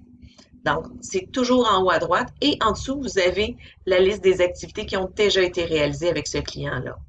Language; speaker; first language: French; native; French